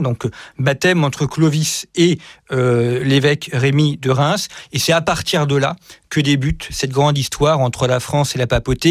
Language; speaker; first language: French; native; French